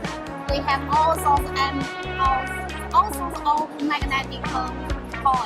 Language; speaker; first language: English; non-native, local second language; Chinese